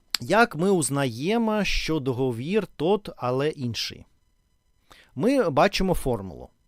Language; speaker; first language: Ukrainian; non-native, learner; Russian